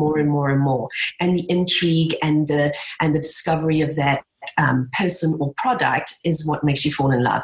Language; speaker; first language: English; native; English